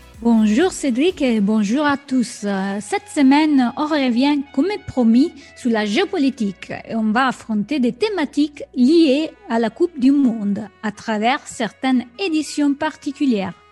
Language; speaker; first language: French; non-native, fluent; Italian